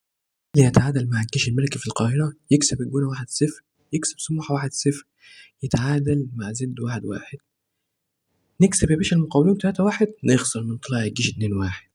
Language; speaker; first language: Arabic; native; Arabic